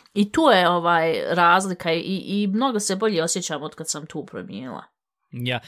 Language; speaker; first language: Bosnian; early bilingual, heritage; Bosnian